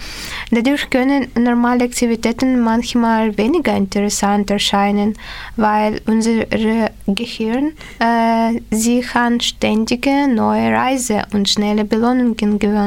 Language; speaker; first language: German; non-native, learner; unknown